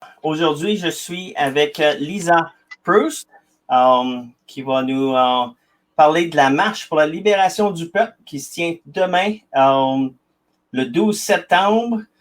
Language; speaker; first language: French; native; French